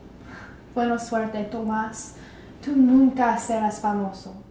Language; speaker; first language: Spanish; non-native, learner; English